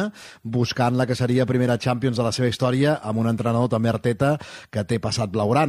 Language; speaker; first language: Catalan; native; Catalan